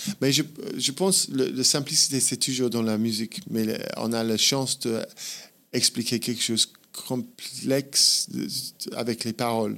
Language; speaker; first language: French; non-native, fluent; English